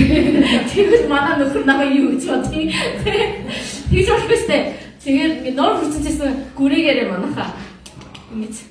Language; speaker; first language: Mongolian; non-native, fluent; Korean